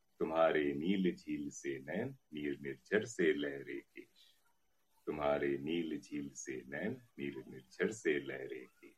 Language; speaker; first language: Hindi; native; Hindi